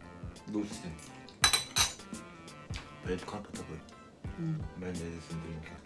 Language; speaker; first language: English; non-native, learner; Korean